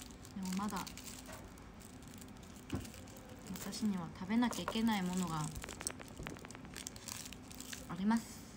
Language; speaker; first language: Japanese; non-native, fluent; Korean